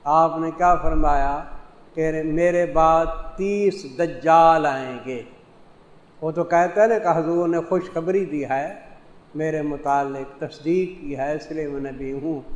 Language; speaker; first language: Urdu; non-native, local second language; Punjabi